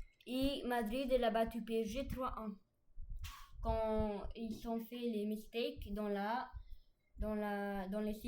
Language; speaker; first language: French; non-native, learner; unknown